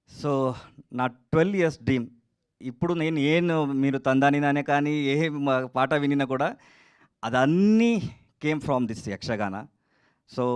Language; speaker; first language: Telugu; non-native, learner; Kannada